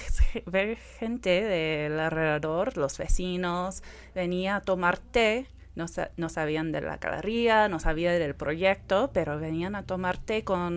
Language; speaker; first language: Spanish; non-native, fluent; English